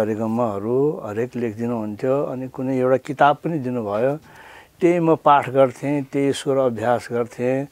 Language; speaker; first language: Nepali; non-native, local second language; Newari